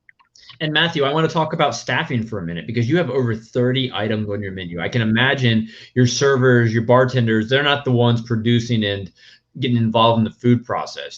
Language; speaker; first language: English; native; English